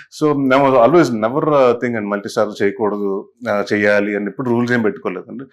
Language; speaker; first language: Telugu; native; Telugu